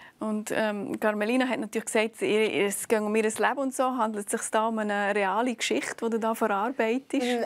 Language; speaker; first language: German; native; German